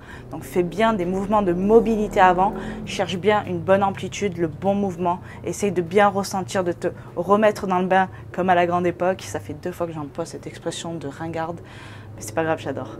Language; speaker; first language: French; native; French